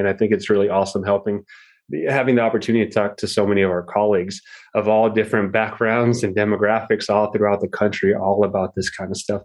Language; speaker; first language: English; native; English